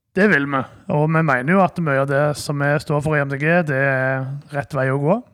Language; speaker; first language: Norwegian; native; Norwegian